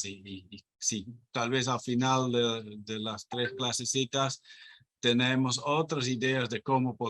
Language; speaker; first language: Spanish; non-native, fluent; Dutch